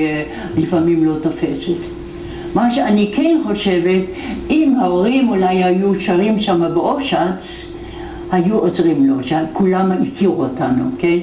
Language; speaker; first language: Hebrew; non-native, fluent; German